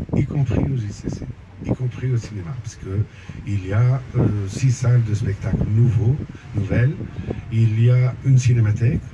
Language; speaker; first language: French; non-native, local second language; Arabic